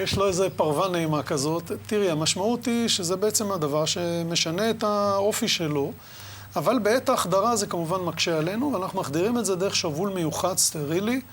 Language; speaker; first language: Hebrew; native; Hebrew